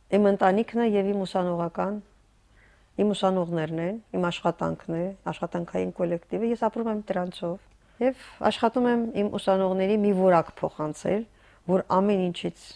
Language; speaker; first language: Armenian; native; Armenian